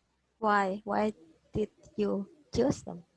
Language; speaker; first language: English; non-native, fluent; Indonesian